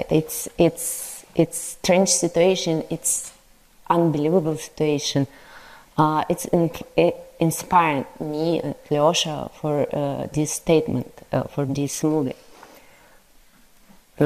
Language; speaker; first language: English; non-native, learner; Russian